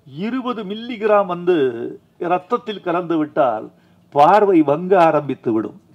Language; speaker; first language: Tamil; native; Tamil